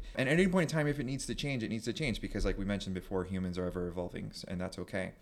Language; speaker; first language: English; native; English